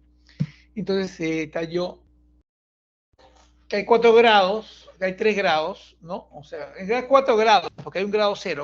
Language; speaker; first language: Spanish; native; Spanish